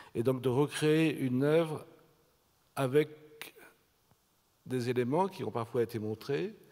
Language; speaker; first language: French; native; French